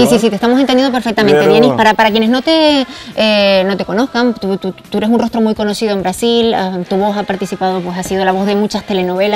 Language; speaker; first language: Spanish; native; Spanish